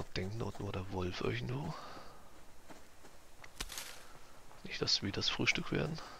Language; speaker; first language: German; native; German